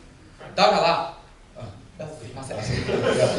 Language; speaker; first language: Japanese; non-native, learner; Chinese